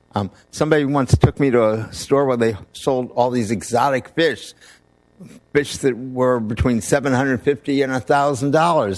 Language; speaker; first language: English; native; English